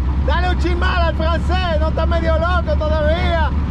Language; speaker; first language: Spanish; non-native, fluent; French